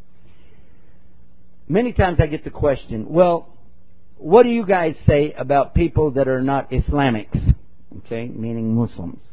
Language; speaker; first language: English; native; English